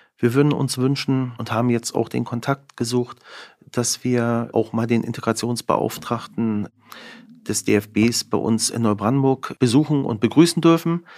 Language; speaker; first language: German; native; German